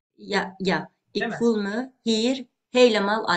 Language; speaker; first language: Dutch; non-native, learner; Turkish